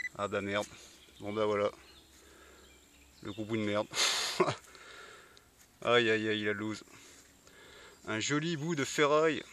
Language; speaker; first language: French; native; French